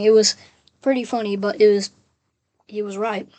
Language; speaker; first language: English; native; English